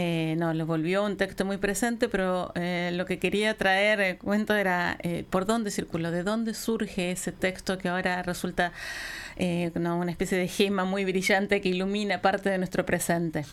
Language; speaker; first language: Spanish; native; Spanish